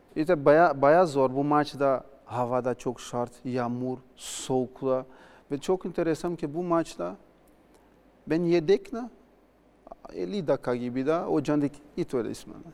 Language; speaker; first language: Turkish; non-native, learner; Portuguese